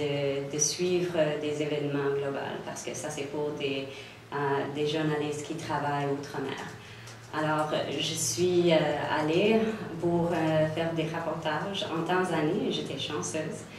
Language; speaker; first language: French; non-native, local second language; English